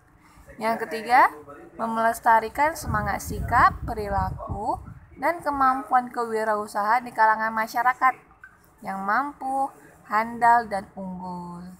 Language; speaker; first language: Indonesian; native; Indonesian